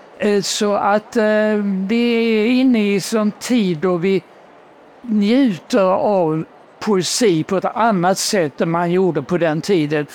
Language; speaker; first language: Swedish; native; Swedish